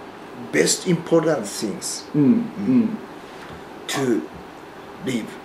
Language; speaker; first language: English; non-native, learner; Japanese